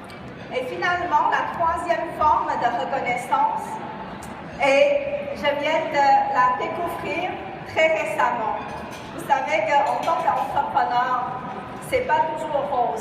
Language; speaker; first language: French; non-native, fluent; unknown